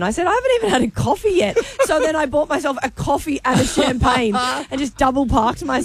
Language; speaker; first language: English; native; English